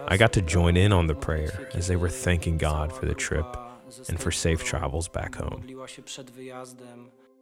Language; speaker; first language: English; non-native, fluent; Polish